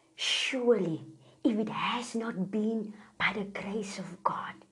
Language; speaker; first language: English; non-native, local second language; Afrikaans